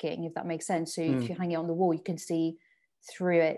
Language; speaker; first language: English; non-native, fluent; French